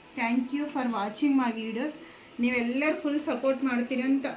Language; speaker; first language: Kannada; native; Kannada